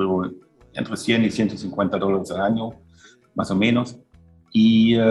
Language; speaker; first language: Spanish; non-native, fluent; German